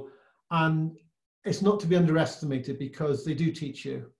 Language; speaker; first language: English; native; English